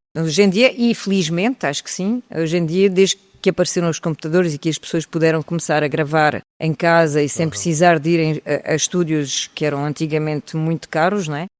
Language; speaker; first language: Portuguese; early bilingual, heritage; French